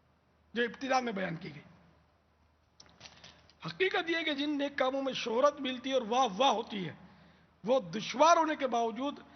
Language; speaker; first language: Urdu; native; Urdu